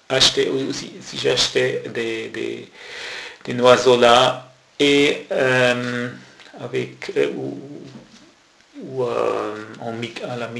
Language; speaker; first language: French; non-native, local second language; German